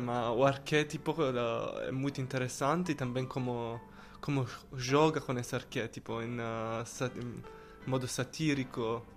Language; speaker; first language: Portuguese; non-native, learner; Italian